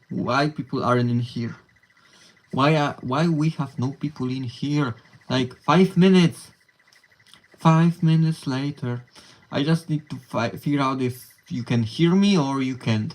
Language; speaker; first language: English; non-native, learner; Polish